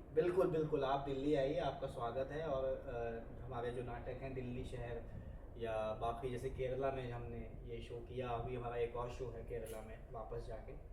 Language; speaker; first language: Hindi; native; Hindi